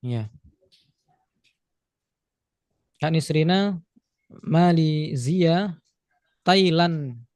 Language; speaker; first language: Indonesian; native; Indonesian